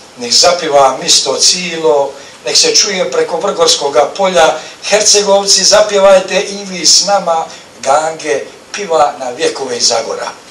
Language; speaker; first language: Croatian; native; Croatian